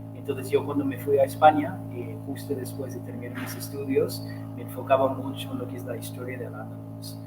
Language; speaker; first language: Spanish; non-native, fluent; English